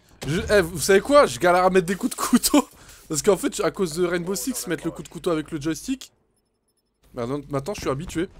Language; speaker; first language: French; native; French